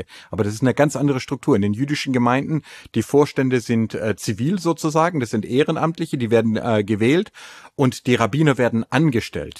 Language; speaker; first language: German; native; German